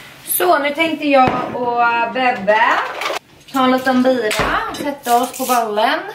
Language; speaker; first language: Swedish; native; Swedish